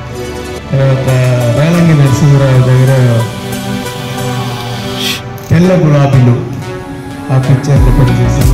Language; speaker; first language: Telugu; non-native, local second language; Tamil